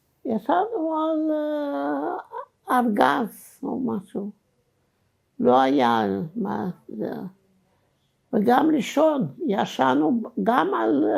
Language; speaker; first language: Hebrew; non-native, fluent; Romanian